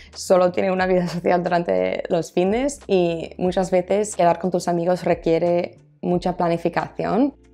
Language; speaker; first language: Spanish; non-native, fluent; English